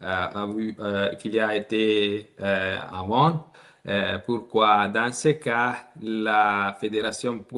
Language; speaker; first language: French; non-native, learner; Italian